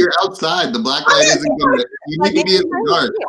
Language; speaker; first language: English; native; English